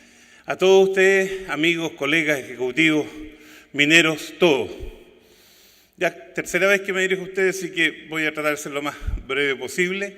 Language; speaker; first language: Spanish; native; Spanish